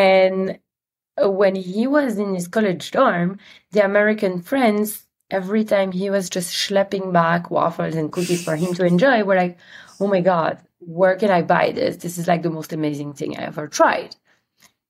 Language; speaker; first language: English; non-native, fluent; Dutch